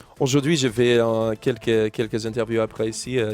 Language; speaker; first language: French; non-native, fluent; English